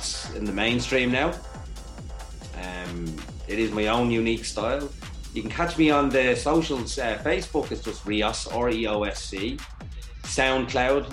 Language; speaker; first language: English; native; English